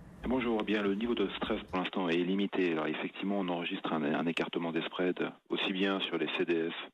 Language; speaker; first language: French; native; French